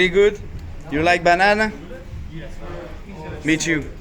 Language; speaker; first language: English; non-native, learner; French